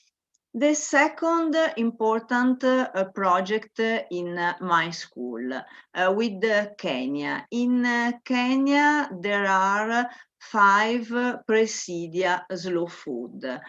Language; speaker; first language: English; non-native, learner; Italian